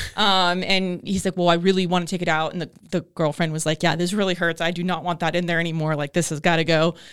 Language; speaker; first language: English; native; English